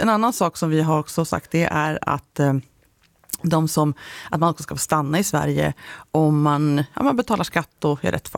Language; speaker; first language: Swedish; native; Swedish